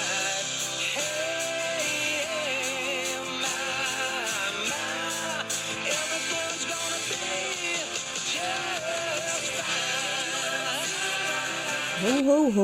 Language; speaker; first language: English; non-native, fluent; Dutch